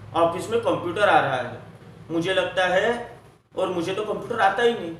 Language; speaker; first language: Hindi; non-native, local second language; Marathi